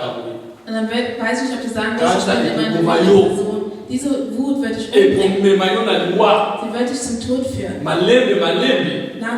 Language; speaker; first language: German; non-native, fluent; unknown